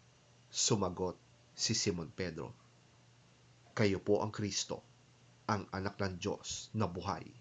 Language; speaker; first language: Filipino; native; Filipino